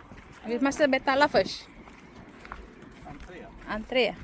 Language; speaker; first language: Swedish; non-native, local second language; Indonesian